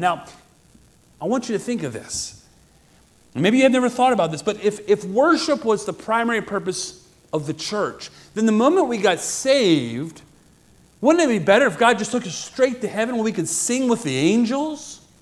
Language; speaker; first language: English; native; English